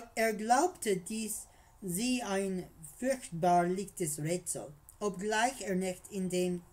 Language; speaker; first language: German; non-native, learner; English